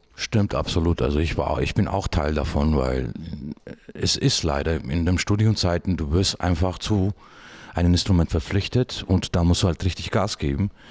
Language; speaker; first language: German; early bilingual, other home language; Georgian